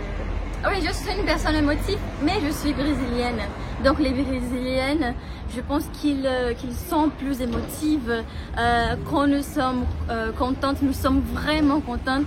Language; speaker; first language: French; non-native, learner; Portuguese